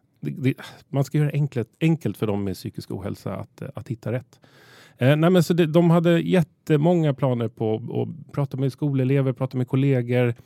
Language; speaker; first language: Swedish; native; Swedish